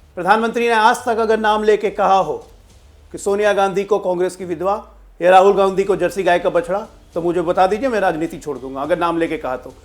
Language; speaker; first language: Hindi; native; Hindi